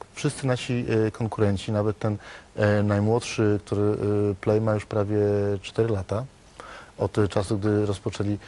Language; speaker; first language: Polish; native; Polish